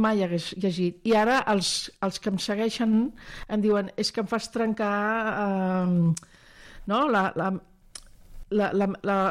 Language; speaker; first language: Catalan; non-native, local second language; French